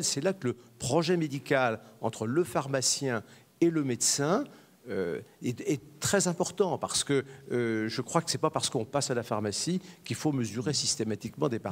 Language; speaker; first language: French; native; French